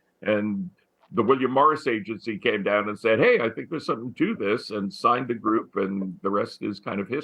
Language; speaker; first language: English; native; English